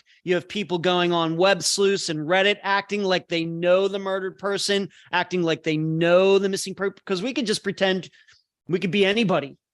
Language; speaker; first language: English; native; English